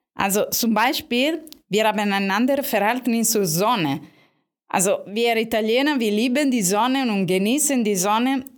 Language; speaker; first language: German; non-native, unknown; Italian